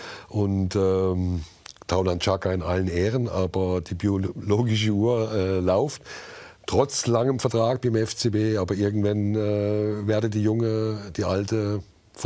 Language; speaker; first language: German; native; German